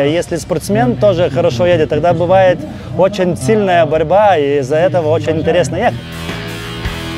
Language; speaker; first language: Russian; non-native, fluent; Lithuanian